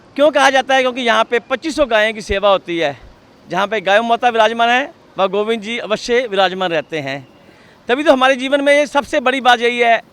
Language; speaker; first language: Hindi; non-native, local second language; Punjabi